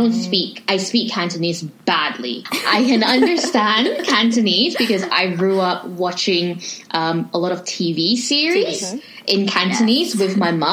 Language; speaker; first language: English; native; English